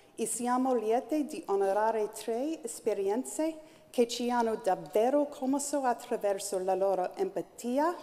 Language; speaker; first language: Italian; non-native, learner; English